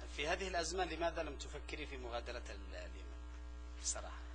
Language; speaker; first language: Arabic; native; Arabic